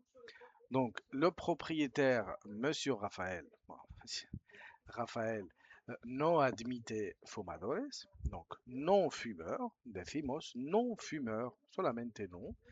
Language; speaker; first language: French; non-native, fluent; Spanish